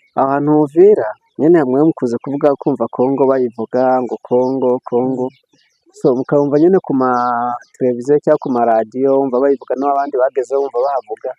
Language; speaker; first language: Kinyarwanda; early bilingual, heritage; Kinyarwanda